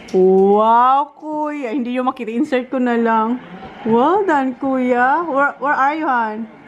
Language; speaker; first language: Filipino; non-native, local second language; Bikol